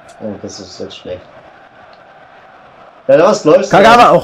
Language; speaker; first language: German; native; German